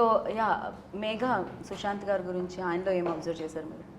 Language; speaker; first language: Telugu; native; Telugu